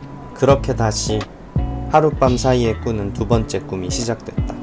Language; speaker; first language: Korean; native; Korean